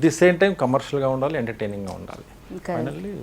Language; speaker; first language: Telugu; native; Telugu